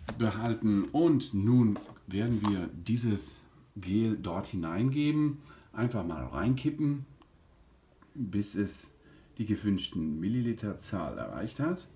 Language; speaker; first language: German; native; German